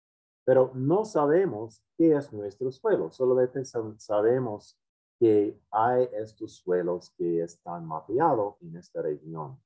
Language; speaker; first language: Spanish; non-native, fluent; English